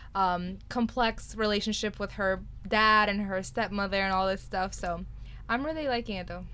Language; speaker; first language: English; early bilingual, other home language; Spanish